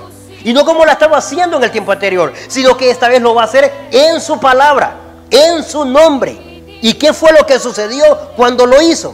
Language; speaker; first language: Spanish; native; Spanish